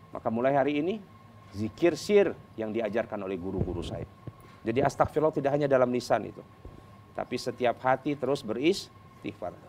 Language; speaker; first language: Indonesian; native; Indonesian